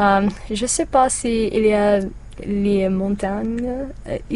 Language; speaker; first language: French; non-native, learner; English